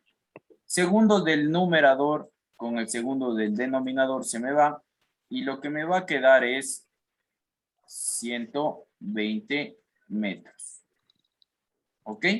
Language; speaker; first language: Spanish; native; Spanish